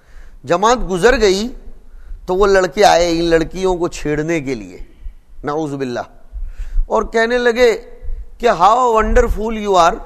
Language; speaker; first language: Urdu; non-native, local second language; Gujarati